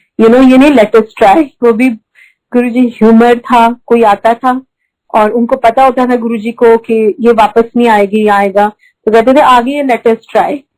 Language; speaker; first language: Hindi; early bilingual, heritage; Hindi